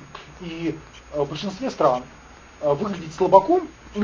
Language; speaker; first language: Russian; native; Russian